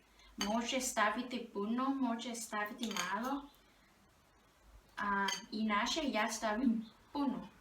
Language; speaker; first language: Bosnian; early bilingual, heritage; Bosnian